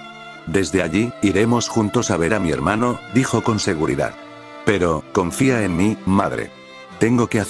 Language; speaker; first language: Spanish; native; Spanish